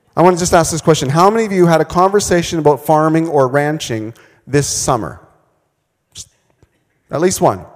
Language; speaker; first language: English; native; English